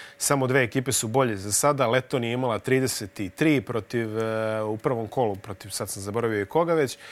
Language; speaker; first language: Bosnian; native; Bosnian